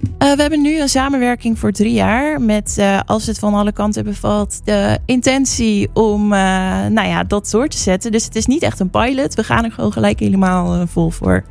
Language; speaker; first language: Dutch; native; Dutch